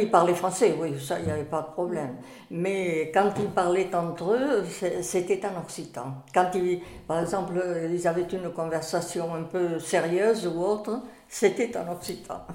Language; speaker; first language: French; native; French